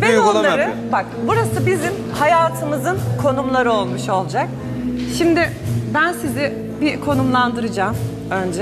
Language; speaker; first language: Turkish; native; Turkish